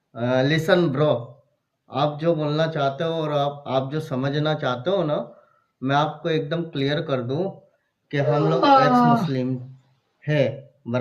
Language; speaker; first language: Hindi; native; Hindi